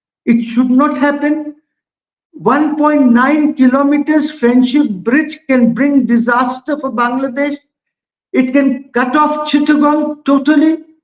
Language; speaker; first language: English; non-native, local second language; Bangla